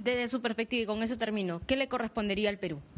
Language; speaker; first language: Spanish; native; Spanish